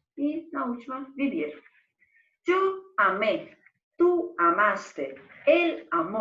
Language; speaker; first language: Spanish; non-native, fluent; Portuguese